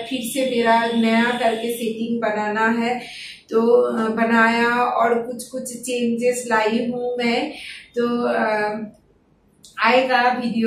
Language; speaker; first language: Hindi; non-native, local second language; Bangla